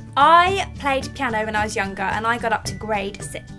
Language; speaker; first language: English; native; English